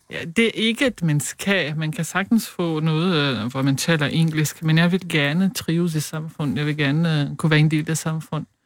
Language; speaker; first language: Danish; non-native, fluent; Portuguese